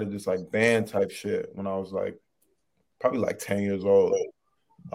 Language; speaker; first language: English; native; English